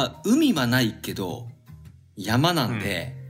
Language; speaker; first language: Japanese; native; Japanese